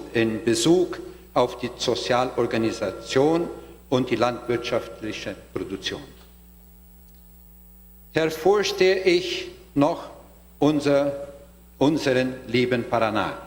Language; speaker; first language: German; non-native, learner; Portuguese